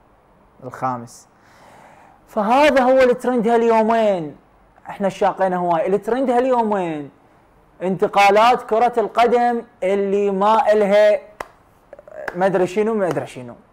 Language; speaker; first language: Arabic; native; Arabic